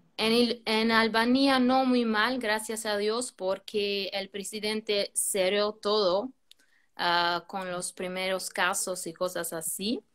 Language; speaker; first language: Spanish; non-native, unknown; Albanian